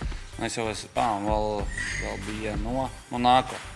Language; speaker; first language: Latvian; native; Latvian